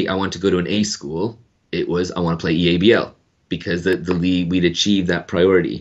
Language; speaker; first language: English; native; English